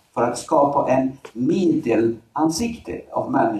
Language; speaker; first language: Swedish; non-native, fluent; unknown